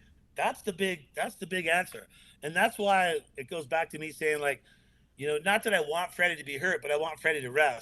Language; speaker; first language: English; native; English